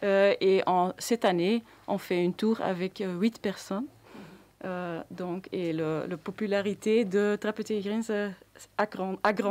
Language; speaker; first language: French; non-native, local second language; Dutch